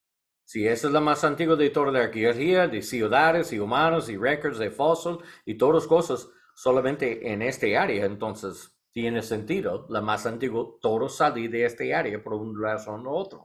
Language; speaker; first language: Spanish; non-native, learner; English